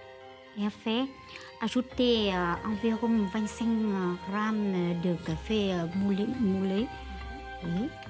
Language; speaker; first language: French; non-native, learner; Vietnamese